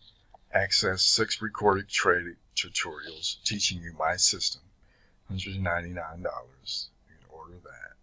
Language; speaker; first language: English; native; English